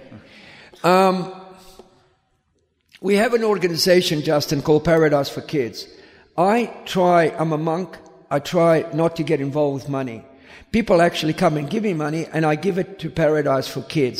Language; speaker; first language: English; native; English